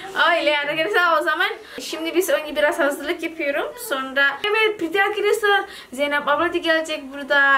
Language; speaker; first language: Turkish; non-native, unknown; Indonesian